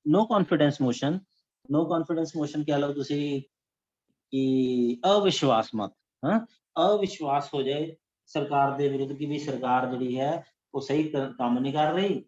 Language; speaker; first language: Hindi; non-native, local second language; Punjabi